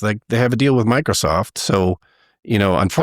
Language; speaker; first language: English; native; English